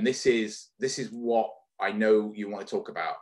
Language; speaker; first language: English; native; English